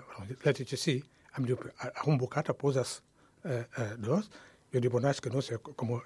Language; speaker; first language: Catalan; non-native, learner; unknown